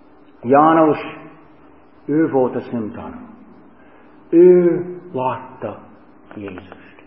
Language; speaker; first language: Hungarian; non-native, fluent; English